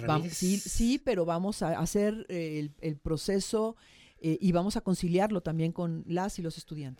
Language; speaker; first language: Spanish; native; Spanish